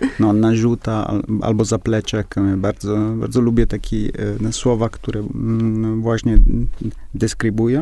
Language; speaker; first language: Polish; non-native, learner; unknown